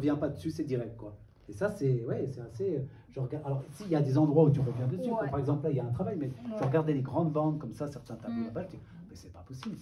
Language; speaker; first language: French; native; French